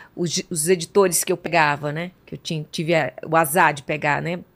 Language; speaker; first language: Portuguese; native; Portuguese